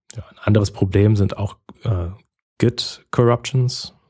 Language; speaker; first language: German; native; German